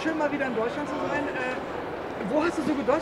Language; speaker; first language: German; native; German